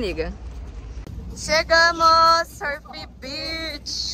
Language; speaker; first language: Portuguese; native; Portuguese